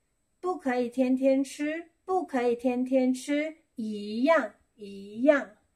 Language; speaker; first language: Chinese; non-native, learner; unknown